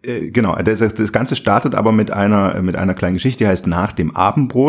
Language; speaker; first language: German; native; German